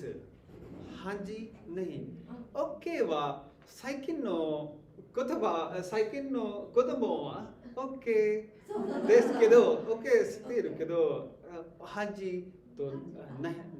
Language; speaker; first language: Japanese; non-native, learner; Hindi